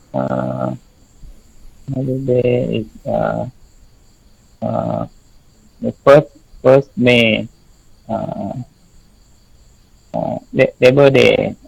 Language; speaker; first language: English; non-native, learner; Thai